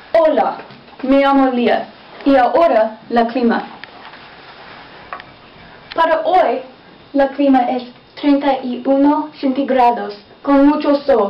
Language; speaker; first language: Spanish; non-native, learner; English